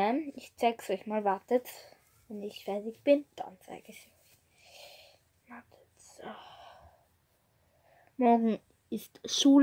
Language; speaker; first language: German; non-native, learner; Bulgarian